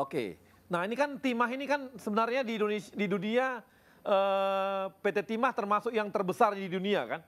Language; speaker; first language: Indonesian; native; Indonesian